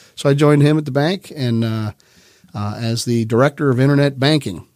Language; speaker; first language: English; native; English